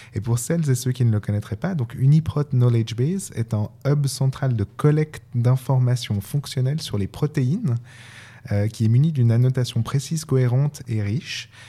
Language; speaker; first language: French; native; French